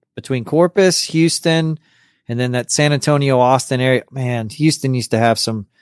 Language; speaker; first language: English; native; English